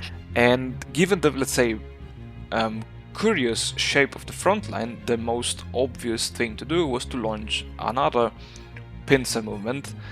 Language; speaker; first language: English; non-native, fluent; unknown